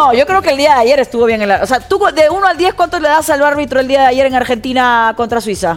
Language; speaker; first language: Spanish; native; Spanish